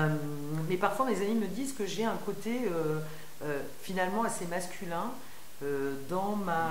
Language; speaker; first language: French; native; French